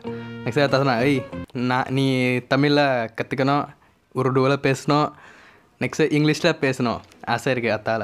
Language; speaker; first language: Tamil; non-native, learner; Thai